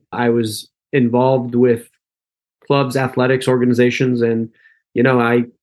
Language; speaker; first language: English; early bilingual, other home language; Arabic